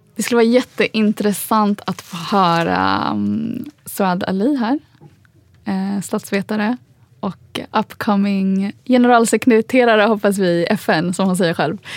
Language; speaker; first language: Swedish; early bilingual, other home language; Arabic